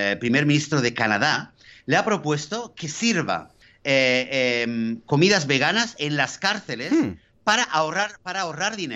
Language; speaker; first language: Spanish; native; Spanish